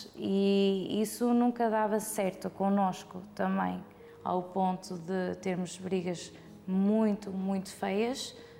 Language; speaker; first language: Portuguese; early bilingual, heritage; Portuguese